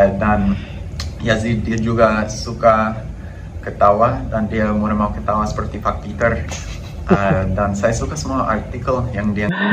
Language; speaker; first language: Indonesian; non-native, fluent; English